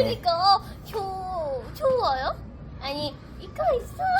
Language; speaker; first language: Korean; non-native, learner; Vietnamese